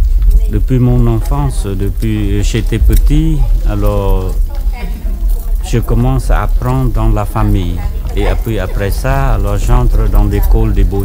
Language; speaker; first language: French; non-native, fluent; Khmer